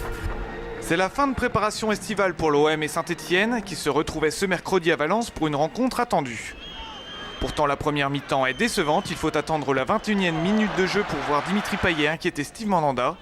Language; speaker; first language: French; native; French